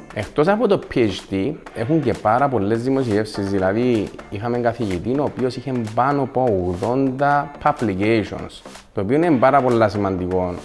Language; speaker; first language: Greek; native; Greek